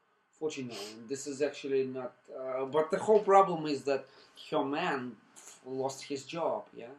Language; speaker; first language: English; non-native, fluent; Russian